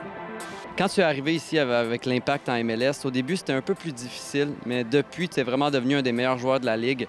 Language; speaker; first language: French; native; French